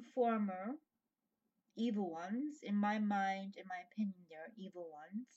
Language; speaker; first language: English; native; English